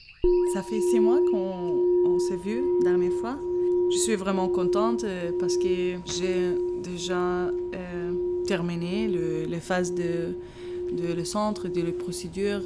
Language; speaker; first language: French; non-native, learner; Arabic